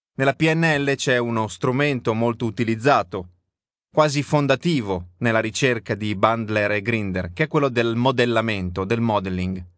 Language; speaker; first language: Italian; native; Italian